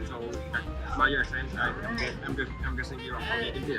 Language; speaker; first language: English; non-native, fluent; Vietnamese